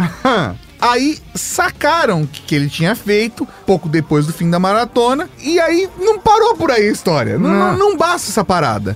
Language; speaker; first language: Portuguese; native; Portuguese